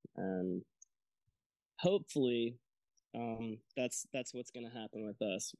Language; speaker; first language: English; native; English